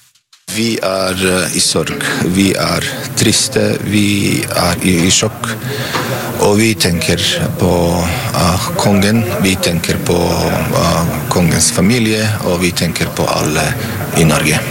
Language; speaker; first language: Norwegian; non-native, fluent; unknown